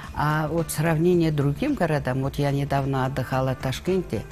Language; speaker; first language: Russian; non-native, local second language; Kazakh